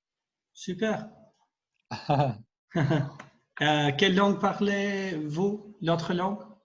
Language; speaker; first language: French; non-native, learner; Albanian